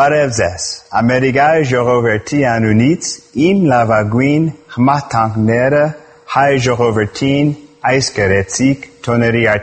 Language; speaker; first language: Armenian; non-native, learner; English